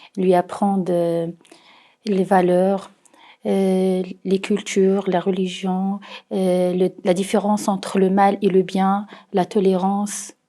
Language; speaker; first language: French; non-native, fluent; Arabic